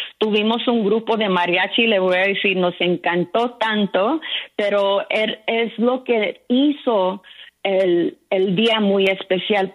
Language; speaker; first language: Spanish; early bilingual, heritage; Spanish